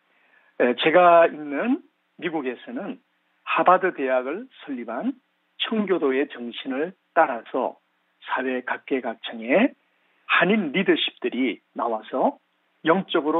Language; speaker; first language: Korean; native; Korean